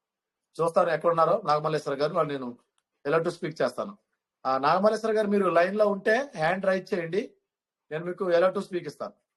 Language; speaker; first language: Telugu; native; Telugu